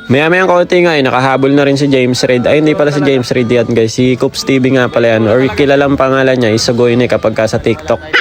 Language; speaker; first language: Filipino; native; Filipino